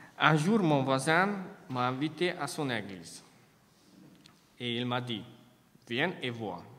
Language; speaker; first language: French; non-native, fluent; Hungarian